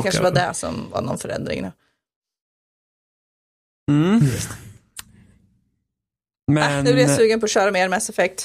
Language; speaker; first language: Swedish; native; Swedish